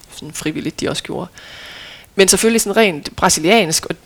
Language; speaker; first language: Danish; native; Danish